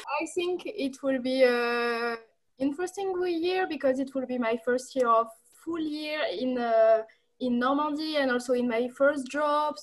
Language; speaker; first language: English; non-native, learner; French